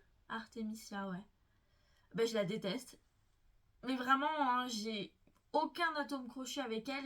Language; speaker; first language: French; native; French